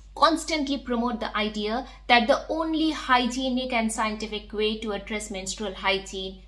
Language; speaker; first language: English; non-native, local second language; Bangla